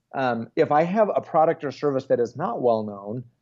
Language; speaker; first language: English; native; English